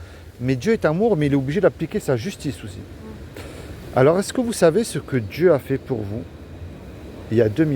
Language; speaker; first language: French; native; French